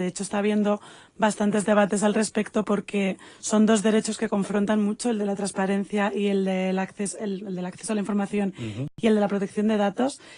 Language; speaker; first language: Spanish; native; Spanish